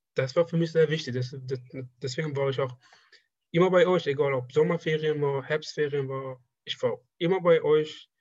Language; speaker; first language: German; non-native, fluent; Persian